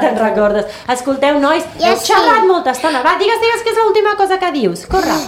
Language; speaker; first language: Catalan; native; Catalan